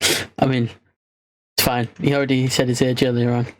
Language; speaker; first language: English; native; English